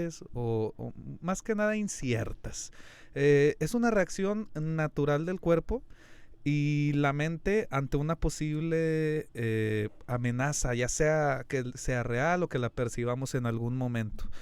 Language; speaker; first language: Spanish; native; Spanish